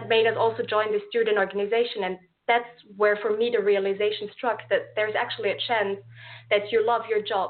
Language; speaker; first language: English; non-native, fluent; German